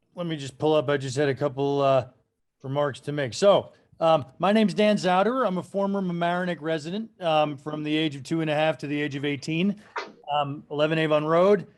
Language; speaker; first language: English; native; English